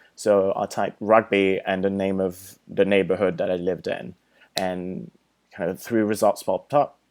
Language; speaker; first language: English; non-native, fluent; French